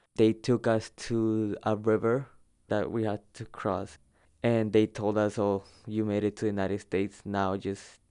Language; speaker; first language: English; early bilingual, other home language; Spanish